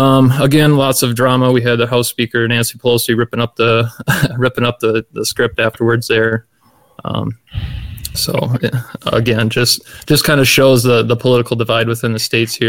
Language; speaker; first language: English; native; English